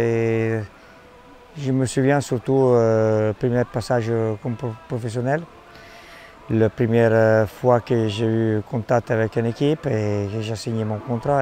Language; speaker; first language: French; non-native, fluent; Italian